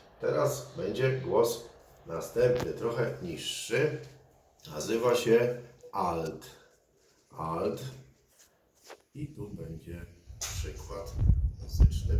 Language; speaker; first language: Polish; native; Polish